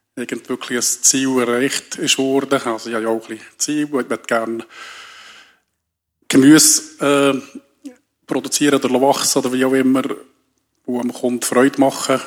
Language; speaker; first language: German; native; German